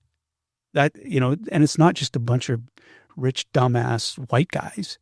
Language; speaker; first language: English; native; English